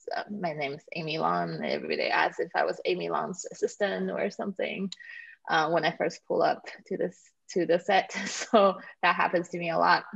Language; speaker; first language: English; native; English